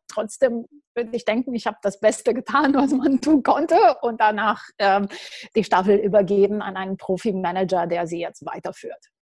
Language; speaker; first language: German; non-native, fluent; Romanian